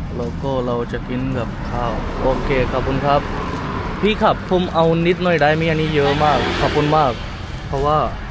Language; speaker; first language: Thai; non-native, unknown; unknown